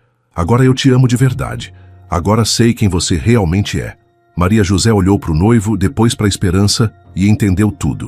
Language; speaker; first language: Portuguese; native; Portuguese